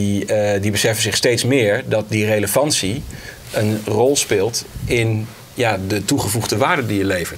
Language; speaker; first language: Dutch; native; Dutch